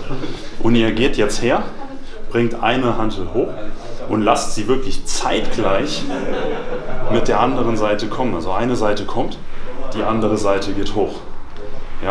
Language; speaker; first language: German; native; German